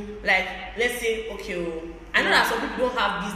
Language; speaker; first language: English; non-native, local second language; Igbo